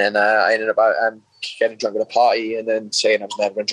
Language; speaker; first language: English; native; English